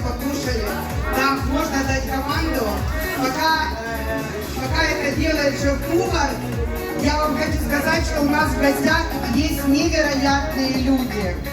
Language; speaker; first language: Russian; native; Russian